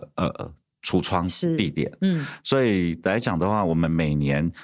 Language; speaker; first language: Chinese; native; Chinese